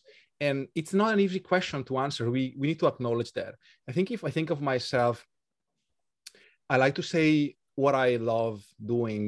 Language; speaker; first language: English; non-native, fluent; Italian